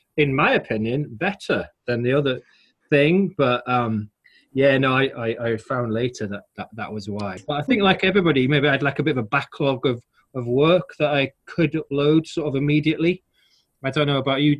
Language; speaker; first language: English; native; English